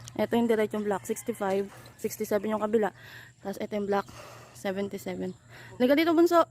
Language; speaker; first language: Filipino; native; Filipino